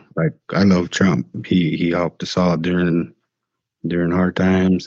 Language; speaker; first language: English; native; English